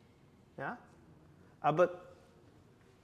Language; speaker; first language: German; non-native, learner; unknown